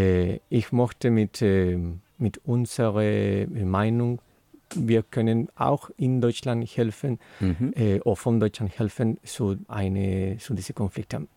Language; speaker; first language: German; non-native, learner; Spanish